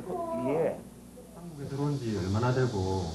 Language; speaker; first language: Korean; native; Korean